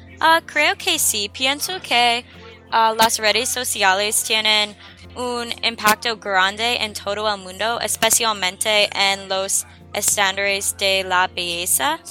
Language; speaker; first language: Spanish; non-native, learner; English